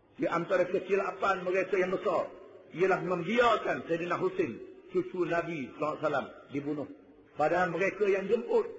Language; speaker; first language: Malay; native; Malay